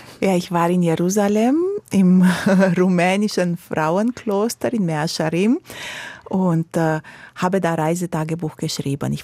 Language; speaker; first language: German; non-native, fluent; Romanian